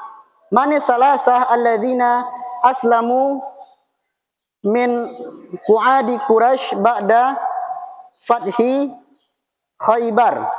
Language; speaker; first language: Arabic; non-native, fluent; Indonesian